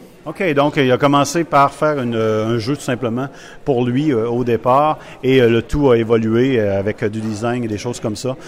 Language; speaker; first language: French; native; French